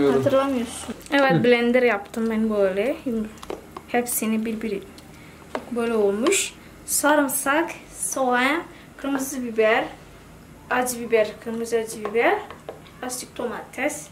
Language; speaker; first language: Turkish; non-native, learner; Indonesian